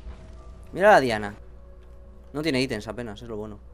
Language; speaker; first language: Spanish; native; Spanish